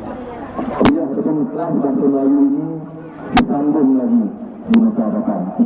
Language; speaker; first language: Malay; native; Malay